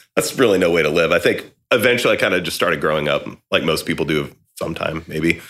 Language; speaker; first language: English; native; English